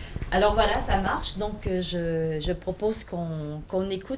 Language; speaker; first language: French; native; French